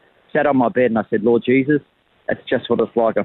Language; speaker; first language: English; native; English